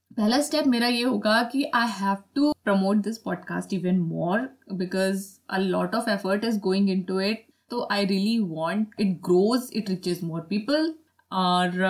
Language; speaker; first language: Hindi; native; Hindi